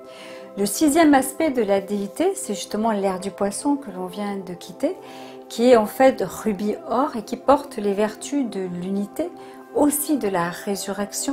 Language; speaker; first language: French; native; French